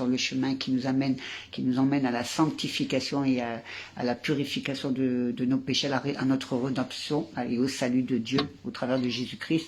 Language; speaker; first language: French; native; French